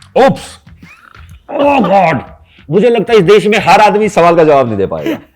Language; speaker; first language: Hindi; native; Hindi